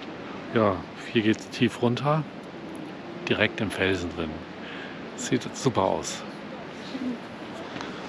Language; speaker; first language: German; native; German